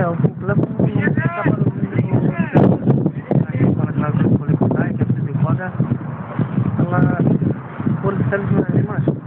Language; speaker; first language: Greek; non-native, learner; Portuguese